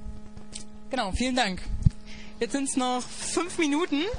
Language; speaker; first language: German; native; German